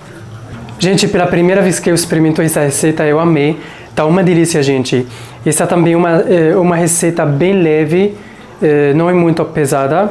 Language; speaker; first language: Portuguese; non-native, fluent; Arabic